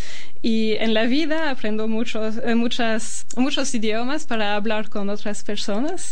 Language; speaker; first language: Spanish; non-native, fluent; Albanian